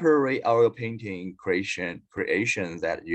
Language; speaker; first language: English; non-native, learner; Chinese